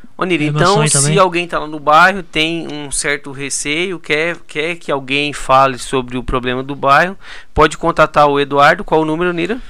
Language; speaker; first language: Portuguese; native; Portuguese